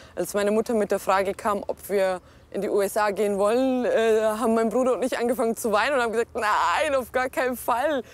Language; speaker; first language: German; early bilingual, other home language; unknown